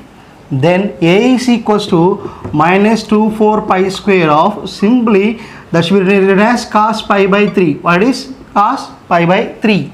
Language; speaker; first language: English; non-native, local second language; Telugu